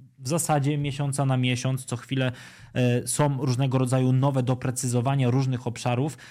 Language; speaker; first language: Polish; native; Polish